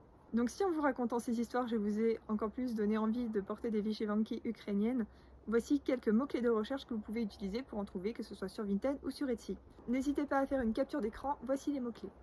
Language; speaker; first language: French; native; French